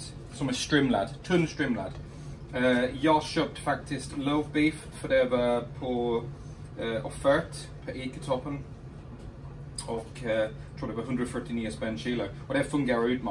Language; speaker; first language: Swedish; non-native, fluent; English